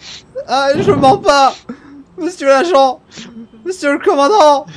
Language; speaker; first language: French; native; French